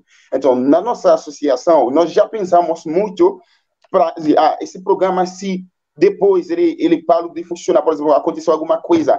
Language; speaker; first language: Portuguese; non-native, fluent; Haitian Creole